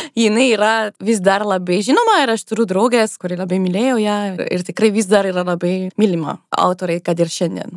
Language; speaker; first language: Lithuanian; non-native, fluent; French